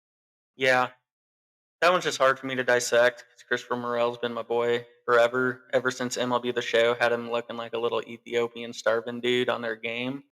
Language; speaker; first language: English; native; English